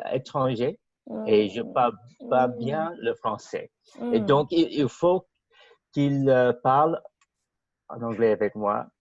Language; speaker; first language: French; non-native, fluent; English